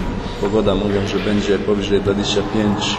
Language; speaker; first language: Polish; non-native, fluent; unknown